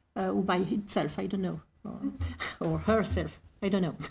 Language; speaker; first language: English; non-native, fluent; French